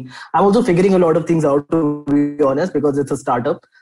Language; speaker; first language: English; non-native, local second language; Hindi